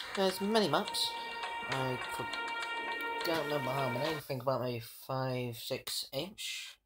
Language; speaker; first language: English; native; English